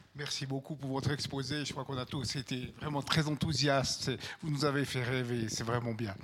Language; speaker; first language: French; native; French